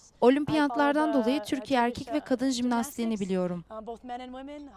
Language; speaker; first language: Turkish; non-native, learner; English